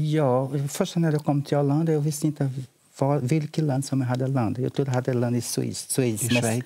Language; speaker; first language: Swedish; non-native, learner; Portuguese